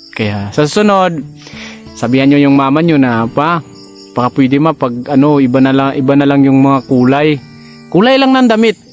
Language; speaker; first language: Filipino; non-native, local second language; Cebuano